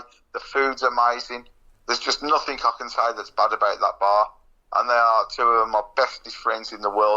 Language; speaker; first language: English; native; English